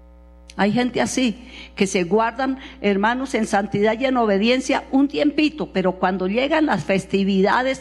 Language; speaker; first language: Spanish; native; Spanish